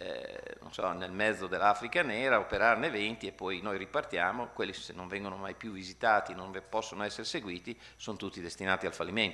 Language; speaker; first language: Italian; native; Italian